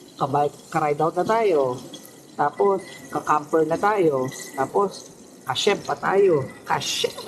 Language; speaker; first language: Filipino; non-native, local second language; Pangasinan